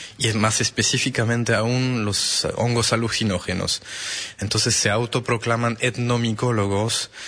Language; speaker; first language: Spanish; non-native, fluent; French